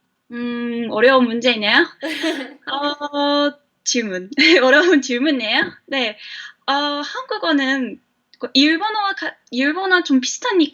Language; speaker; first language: Korean; non-native, fluent; English